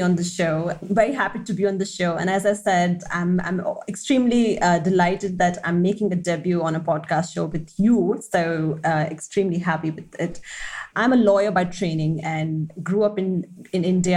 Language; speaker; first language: English; non-native, local second language; Hindi